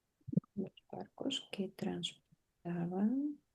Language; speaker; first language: Spanish; non-native, learner; Russian